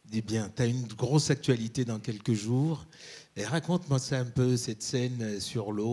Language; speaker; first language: French; native; French